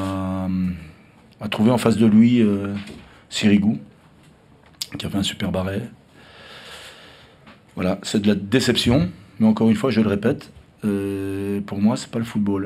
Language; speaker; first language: French; native; French